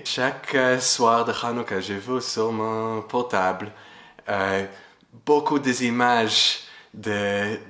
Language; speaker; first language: French; non-native, fluent; English